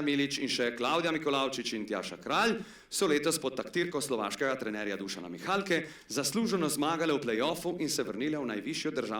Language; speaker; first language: Slovenian; native; Slovenian